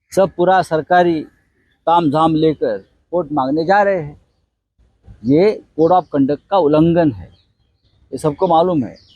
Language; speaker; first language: Hindi; non-native, local second language; Marathi